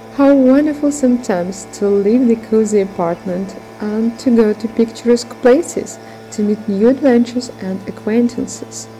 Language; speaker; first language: English; non-native, fluent; Russian